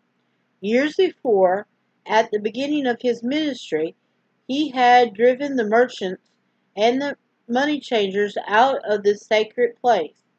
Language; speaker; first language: English; native; English